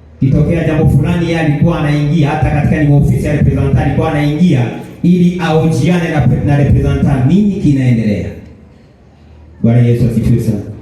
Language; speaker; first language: Swahili; native; Swahili